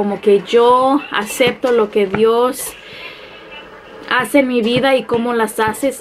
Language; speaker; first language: Spanish; early bilingual, heritage; Spanish